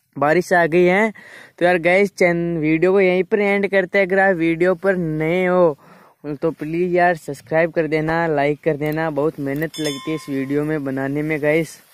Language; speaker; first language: Hindi; native; Hindi